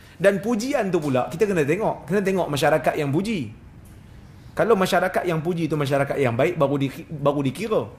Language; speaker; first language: Malay; native; Malay